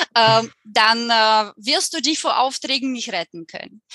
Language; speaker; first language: German; non-native, fluent; Ukrainian